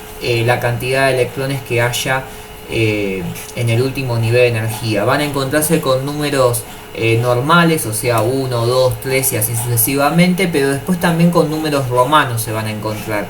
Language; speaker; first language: Spanish; native; Spanish